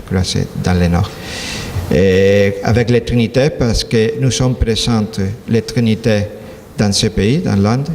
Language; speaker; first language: French; non-native, learner; Spanish